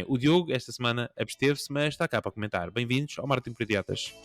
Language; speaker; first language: Portuguese; native; Portuguese